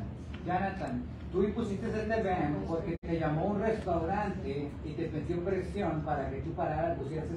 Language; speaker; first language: Spanish; native; Spanish